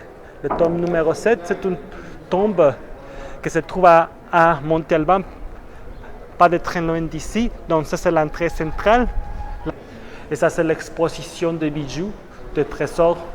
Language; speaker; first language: French; non-native, fluent; Spanish